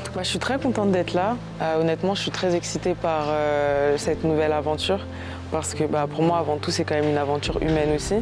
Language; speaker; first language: French; early bilingual, other home language; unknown